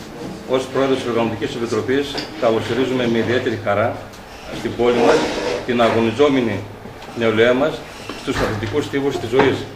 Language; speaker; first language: Greek; native; Greek